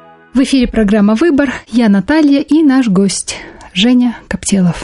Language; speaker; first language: Russian; native; Russian